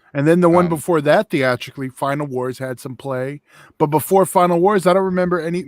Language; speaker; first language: English; native; English